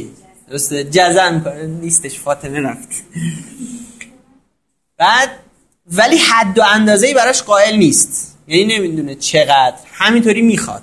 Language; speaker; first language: Persian; native; Persian